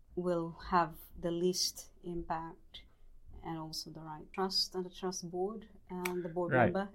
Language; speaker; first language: English; non-native, local second language; Cebuano